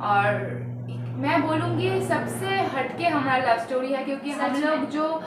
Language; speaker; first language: Hindi; non-native, local second language; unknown